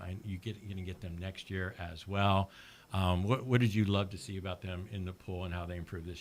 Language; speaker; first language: English; native; English